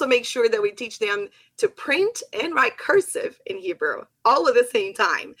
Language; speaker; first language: English; non-native, fluent; Portuguese